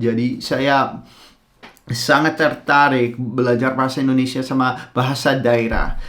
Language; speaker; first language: Indonesian; non-native, fluent; Dutch